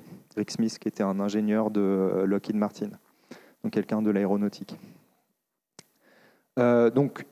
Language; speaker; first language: French; native; French